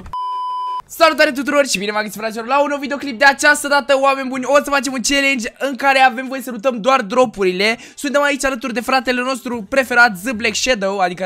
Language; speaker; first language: Romanian; native; Romanian